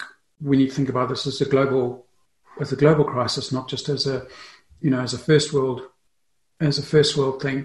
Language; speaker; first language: English; native; English